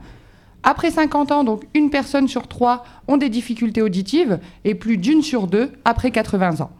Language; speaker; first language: French; native; French